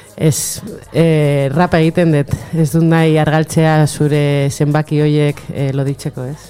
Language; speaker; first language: Basque; non-native, local second language; Spanish